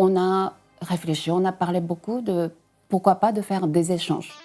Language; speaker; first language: French; non-native, fluent; Japanese